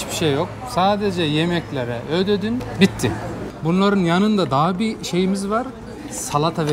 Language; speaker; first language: Turkish; early bilingual, heritage; Turkish